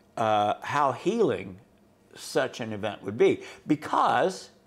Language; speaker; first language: English; native; English